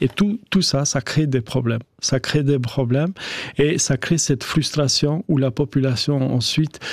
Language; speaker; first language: French; non-native, fluent; Albanian